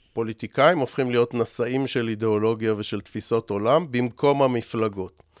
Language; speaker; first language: Hebrew; native; Hebrew